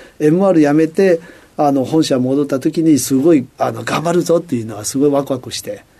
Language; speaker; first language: Japanese; non-native, fluent; Chinese